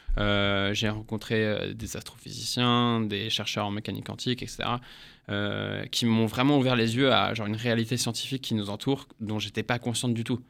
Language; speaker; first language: French; early bilingual, heritage; English